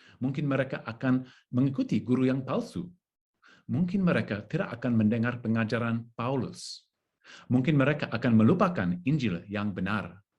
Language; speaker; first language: Indonesian; non-native, learner; English